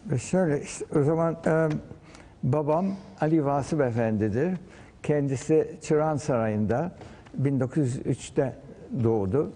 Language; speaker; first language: Turkish; early bilingual, heritage; Turkish